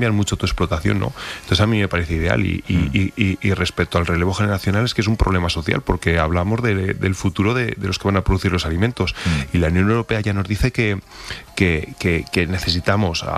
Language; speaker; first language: Spanish; native; Spanish